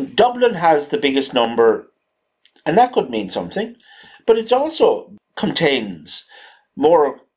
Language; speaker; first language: English; native; English